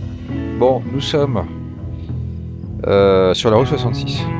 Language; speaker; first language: French; native; French